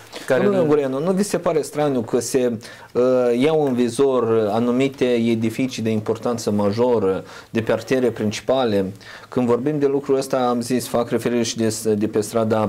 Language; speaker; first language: Romanian; native; Romanian